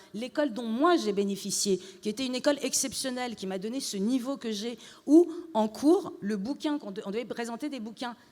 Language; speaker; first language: French; early bilingual, other home language; Persian